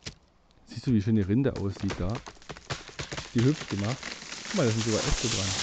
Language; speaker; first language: German; native; German